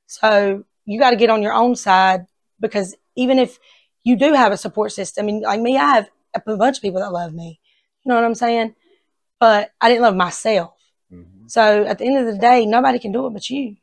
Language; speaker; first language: English; native; English